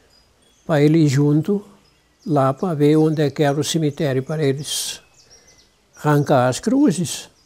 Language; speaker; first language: Portuguese; non-native, local second language; German